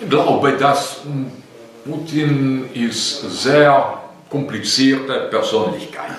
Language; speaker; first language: German; non-native, learner; Russian